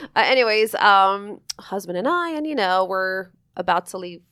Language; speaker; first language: English; early bilingual, other home language; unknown